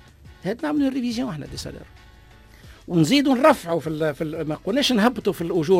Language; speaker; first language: Arabic; native; Arabic